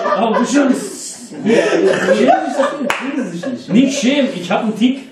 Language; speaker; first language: German; non-native, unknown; Turkish